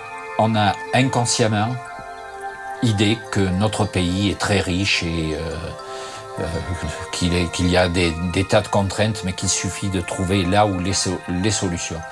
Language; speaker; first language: French; native; French